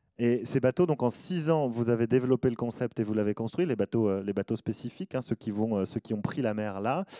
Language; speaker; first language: French; native; French